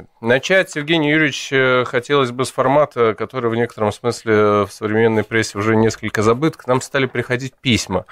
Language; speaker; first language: Russian; native; Russian